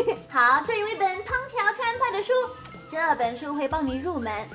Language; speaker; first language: Chinese; non-native, fluent; English